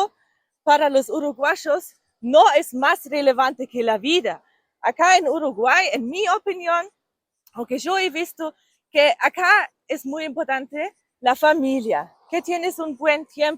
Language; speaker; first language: Spanish; non-native, fluent; German